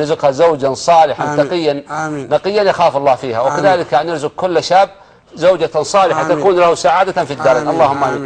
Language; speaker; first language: Arabic; native; Arabic